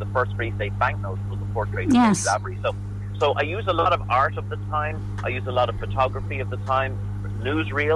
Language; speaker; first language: English; native; English